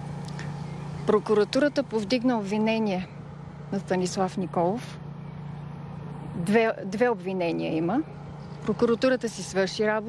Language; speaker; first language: Bulgarian; native; Bulgarian